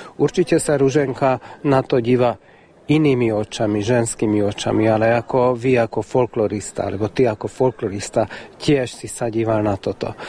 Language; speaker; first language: Slovak; early bilingual, heritage; Slovak